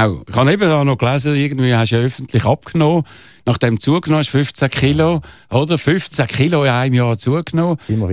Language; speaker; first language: German; native; German